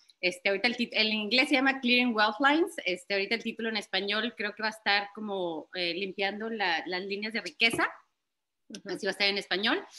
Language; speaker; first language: Spanish; native; Spanish